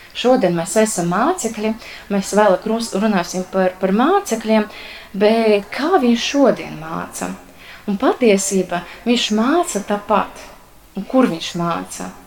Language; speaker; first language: Latvian; non-native, local second language; Russian